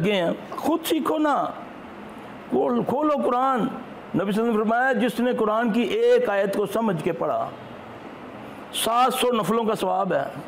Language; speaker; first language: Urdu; non-native, local second language; Punjabi